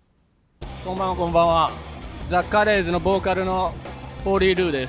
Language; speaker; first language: Japanese; native; Japanese